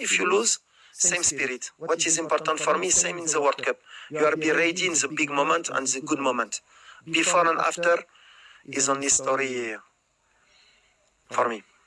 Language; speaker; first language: English; non-native, learner; French